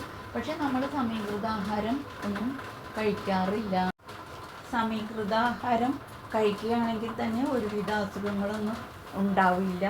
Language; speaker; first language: Malayalam; native; Malayalam